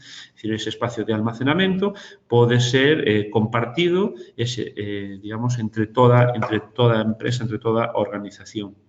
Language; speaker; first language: Spanish; native; Spanish